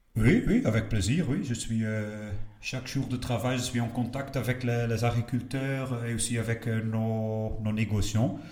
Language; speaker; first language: French; non-native, local second language; Dutch